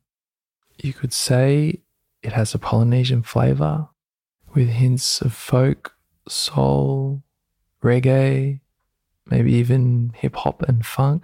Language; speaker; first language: English; native; English